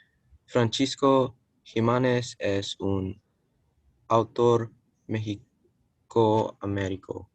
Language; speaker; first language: Spanish; non-native, learner; English